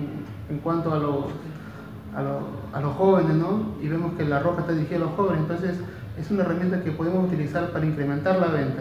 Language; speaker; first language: Spanish; native; Spanish